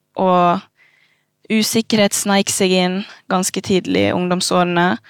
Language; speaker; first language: Norwegian; early bilingual, other home language; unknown